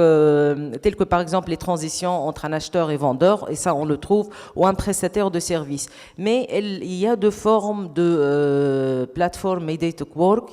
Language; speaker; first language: French; non-native, local second language; Arabic